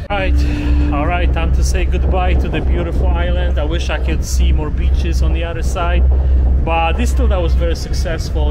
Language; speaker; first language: English; non-native, fluent; Polish